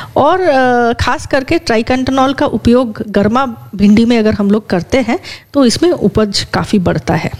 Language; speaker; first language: Hindi; native; Hindi